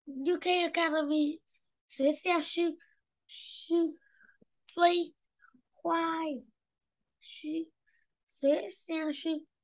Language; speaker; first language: Chinese; non-native, learner; Vietnamese